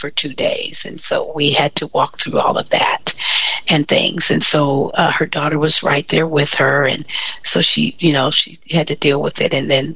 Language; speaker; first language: English; native; English